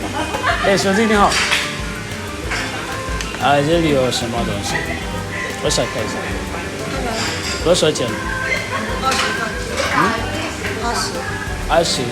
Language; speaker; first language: Chinese; non-native, learner; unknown